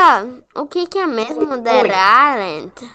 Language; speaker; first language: Portuguese; native; Portuguese